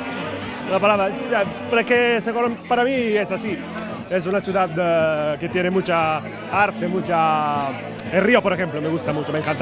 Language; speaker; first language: Spanish; non-native, fluent; Italian